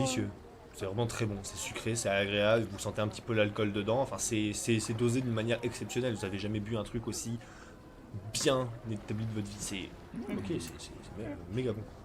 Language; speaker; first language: French; native; French